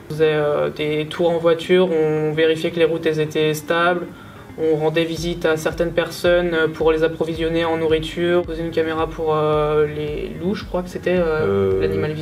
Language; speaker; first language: French; native; French